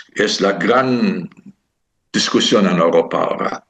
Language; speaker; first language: Spanish; non-native, fluent; German